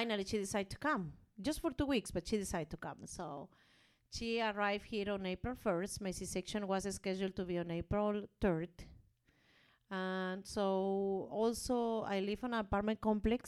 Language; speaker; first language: English; non-native, learner; Spanish